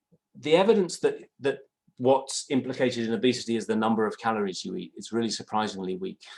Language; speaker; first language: English; native; English